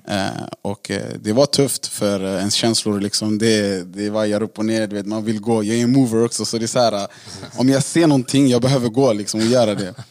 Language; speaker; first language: Swedish; native; Swedish